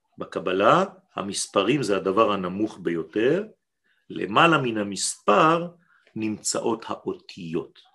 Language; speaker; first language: Hebrew; non-native, fluent; French